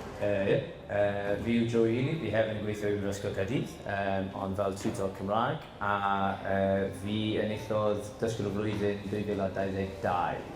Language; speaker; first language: Welsh; non-native, local second language; English